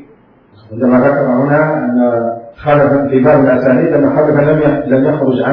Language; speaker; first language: Arabic; native; Arabic